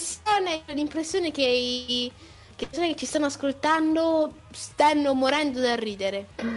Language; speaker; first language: Italian; native; Italian